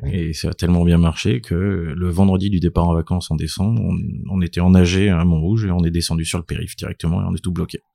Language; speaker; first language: French; native; French